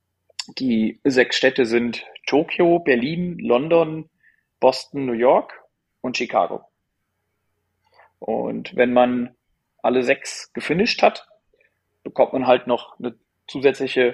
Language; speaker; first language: German; native; German